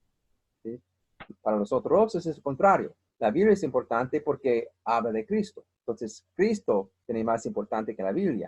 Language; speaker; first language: Spanish; non-native, fluent; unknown